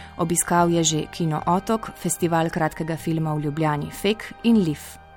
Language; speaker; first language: Slovenian; native; Slovenian